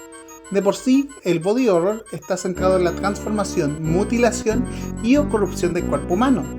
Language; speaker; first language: Spanish; native; Spanish